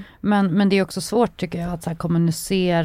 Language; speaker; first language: Swedish; native; Swedish